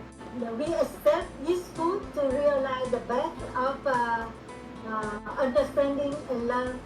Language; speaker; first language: English; non-native, learner; Vietnamese